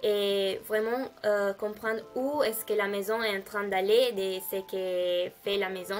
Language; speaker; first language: French; non-native, fluent; Italian